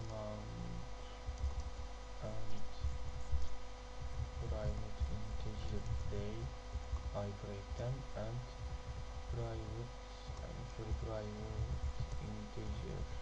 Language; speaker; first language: English; non-native, learner; Turkish